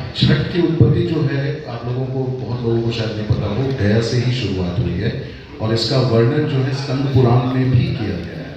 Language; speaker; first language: Hindi; native; Hindi